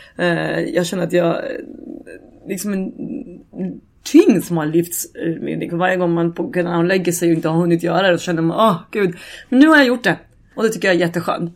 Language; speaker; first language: Swedish; early bilingual, other home language; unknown